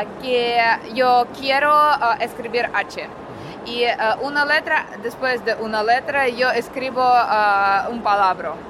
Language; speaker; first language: Spanish; non-native, learner; Russian